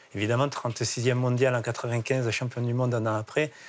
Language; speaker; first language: French; native; French